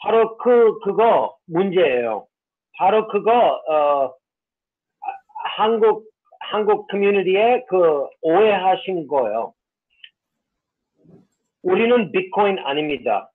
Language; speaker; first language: Korean; non-native, fluent; English